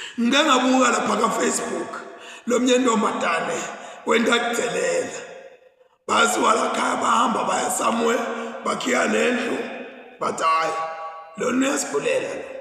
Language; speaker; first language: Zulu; non-native, local second language; Swati